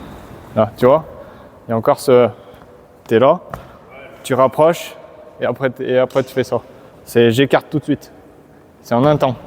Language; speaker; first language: French; native; French